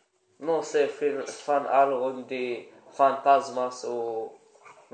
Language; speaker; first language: Catalan; non-native, learner; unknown